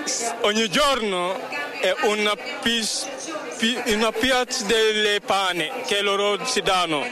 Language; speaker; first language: Italian; non-native, learner; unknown